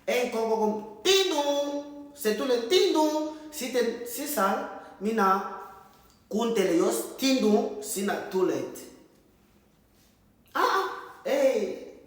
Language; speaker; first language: Finnish; non-native, learner; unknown